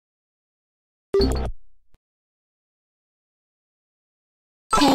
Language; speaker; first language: Chinese; non-native, learner; English